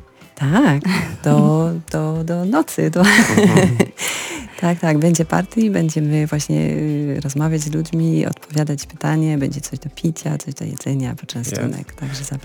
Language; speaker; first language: Polish; non-native, fluent; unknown